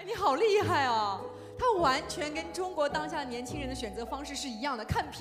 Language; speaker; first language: Chinese; native; Chinese